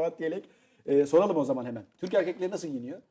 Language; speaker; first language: Turkish; native; Turkish